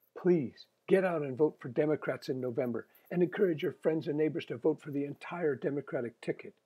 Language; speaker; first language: English; native; English